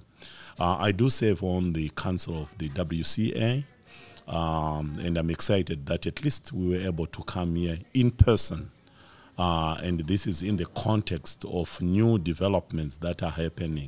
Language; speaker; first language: English; non-native, local second language; Shona